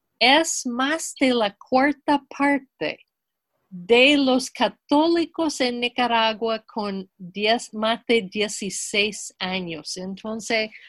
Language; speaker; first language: Spanish; non-native, fluent; English